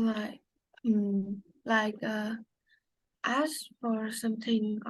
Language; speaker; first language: English; non-native, learner; Vietnamese